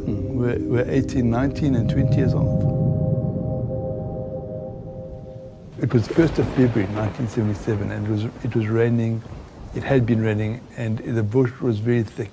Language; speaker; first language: English; native; English